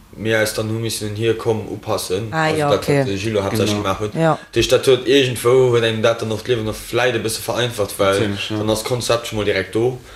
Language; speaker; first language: Luxembourgish; native; Luxembourgish